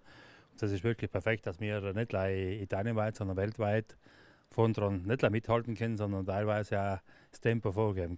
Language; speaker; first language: German; native; German